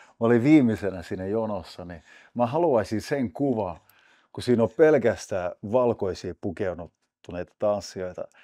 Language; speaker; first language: Finnish; early bilingual, heritage; Finnish